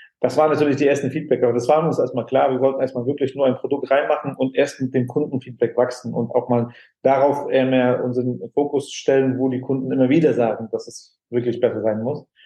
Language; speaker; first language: German; non-native, fluent; Aramaic